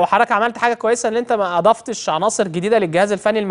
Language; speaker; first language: Arabic; native; Arabic